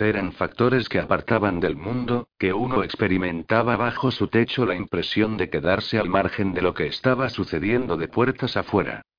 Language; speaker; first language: Spanish; native; Spanish